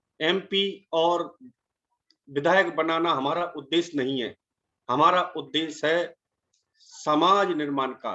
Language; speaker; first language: Hindi; native; Hindi